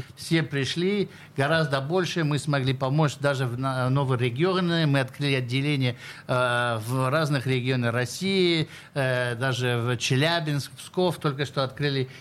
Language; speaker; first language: Russian; early bilingual, heritage; Russian